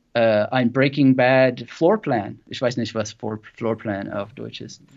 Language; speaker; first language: German; non-native, learner; English